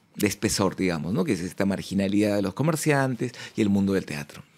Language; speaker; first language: Spanish; native; Spanish